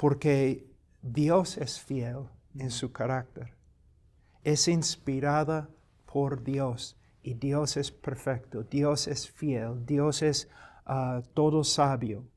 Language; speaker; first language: Spanish; non-native, fluent; English